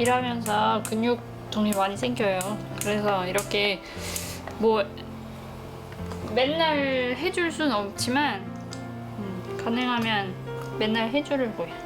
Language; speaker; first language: Korean; non-native, fluent; French